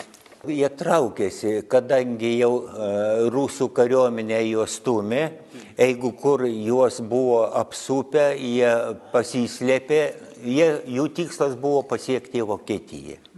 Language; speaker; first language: Lithuanian; native; Lithuanian